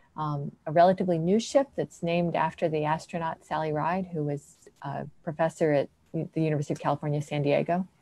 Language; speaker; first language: English; native; English